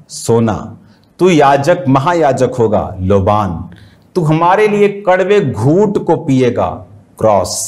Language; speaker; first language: Hindi; native; Hindi